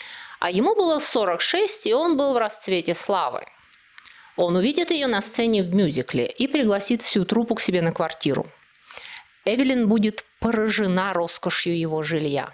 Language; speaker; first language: Russian; native; Russian